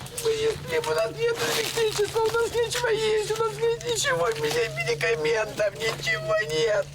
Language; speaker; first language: Russian; native; Russian